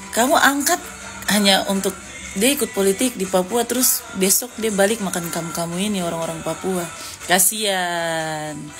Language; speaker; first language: Indonesian; native; Indonesian